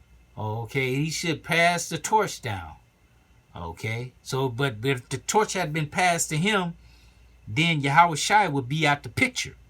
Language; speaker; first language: English; native; English